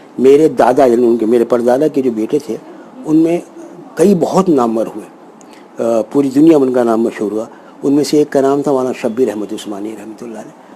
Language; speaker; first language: Urdu; native; Urdu